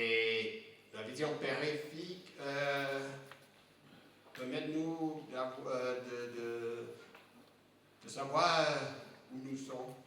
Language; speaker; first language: French; non-native, fluent; English